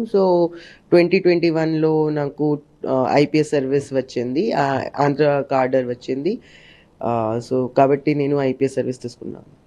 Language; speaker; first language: Telugu; non-native, learner; Hindi